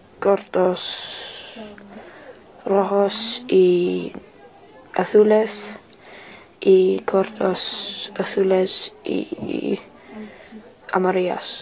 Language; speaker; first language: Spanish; non-native, learner; English